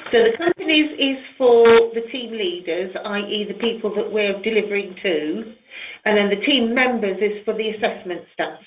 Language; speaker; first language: English; native; English